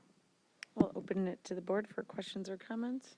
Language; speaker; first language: English; native; English